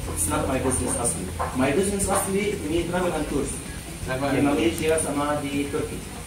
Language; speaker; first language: English; non-native, learner; Arabic